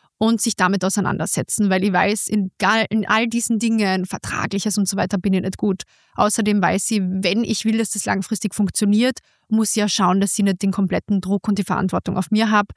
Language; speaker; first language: German; native; German